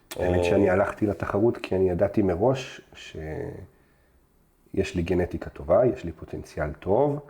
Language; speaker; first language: Hebrew; early bilingual, other home language; Russian